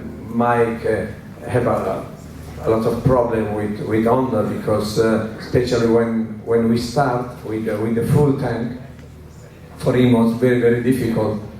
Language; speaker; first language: English; non-native, learner; Italian